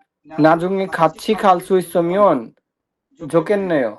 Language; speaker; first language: Korean; non-native, fluent; Bangla